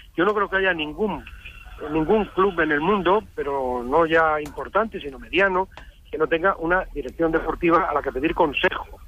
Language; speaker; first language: Spanish; native; Spanish